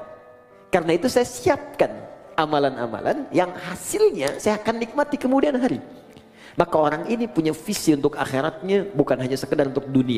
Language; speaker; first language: Indonesian; native; Indonesian